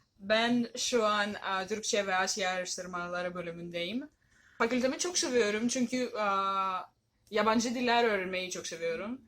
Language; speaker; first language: Turkish; non-native, learner; Greek